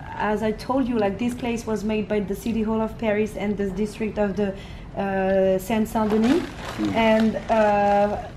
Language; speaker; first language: English; non-native, fluent; French